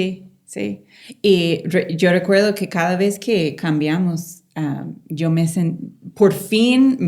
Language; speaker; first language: Spanish; non-native, fluent; English